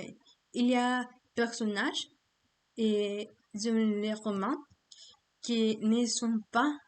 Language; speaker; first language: French; non-native, learner; Spanish